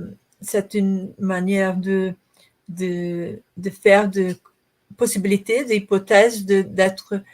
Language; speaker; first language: French; non-native, learner; Portuguese